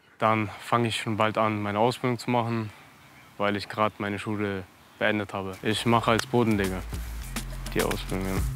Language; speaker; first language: German; early bilingual, other home language; Russian